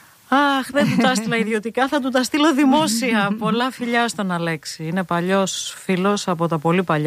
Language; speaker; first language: Greek; native; Greek